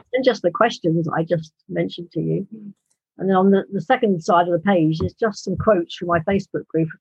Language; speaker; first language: English; native; English